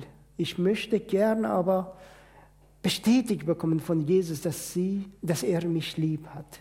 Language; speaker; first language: German; non-native, fluent; Persian